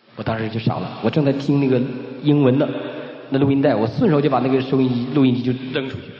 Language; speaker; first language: Chinese; native; Chinese